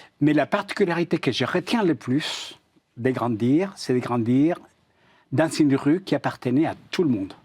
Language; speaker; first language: French; non-native, fluent; Spanish